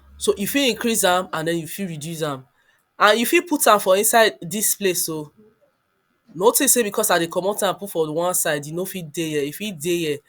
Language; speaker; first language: Nigerian Pidgin; non-native, local second language; Yoruba